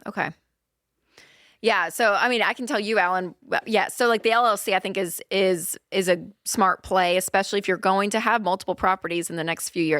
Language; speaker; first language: English; native; English